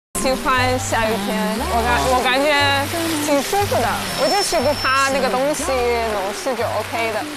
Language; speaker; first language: Chinese; non-native, fluent; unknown